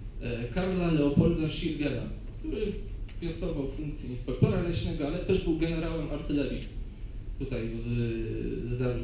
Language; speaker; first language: Polish; native; Polish